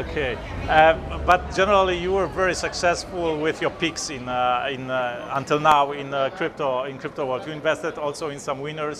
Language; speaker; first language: English; non-native, fluent; Polish